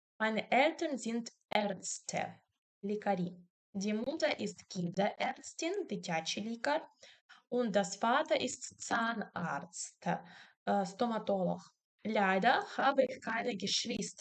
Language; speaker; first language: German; non-native, learner; Ukrainian